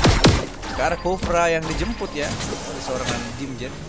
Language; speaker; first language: Indonesian; native; Indonesian